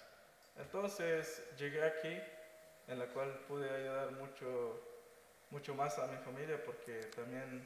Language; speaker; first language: Spanish; non-native, local second language; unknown